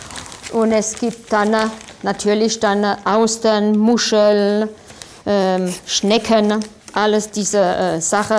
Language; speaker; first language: German; non-native, fluent; French